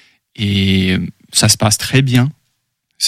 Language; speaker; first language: French; non-native, fluent; Portuguese